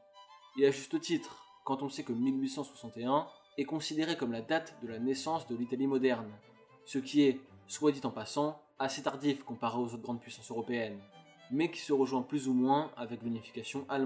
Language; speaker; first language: French; native; French